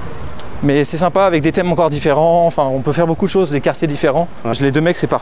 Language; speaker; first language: French; native; French